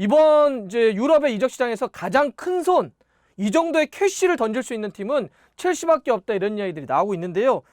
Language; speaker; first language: Korean; native; Korean